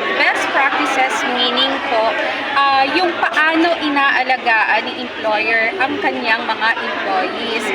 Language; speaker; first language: Filipino; non-native, local second language; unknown